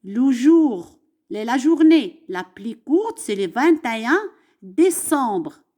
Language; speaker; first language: French; non-native, local second language; Arabic